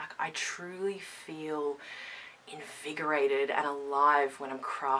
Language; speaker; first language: English; native; English